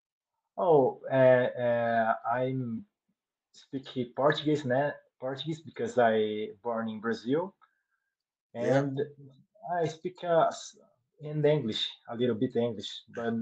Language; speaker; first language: English; non-native, learner; Portuguese